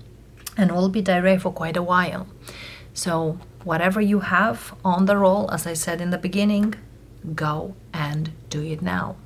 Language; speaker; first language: English; non-native, fluent; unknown